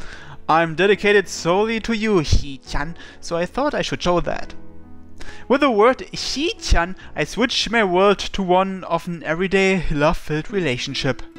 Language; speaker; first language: English; native; English